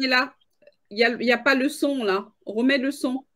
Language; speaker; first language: French; native; French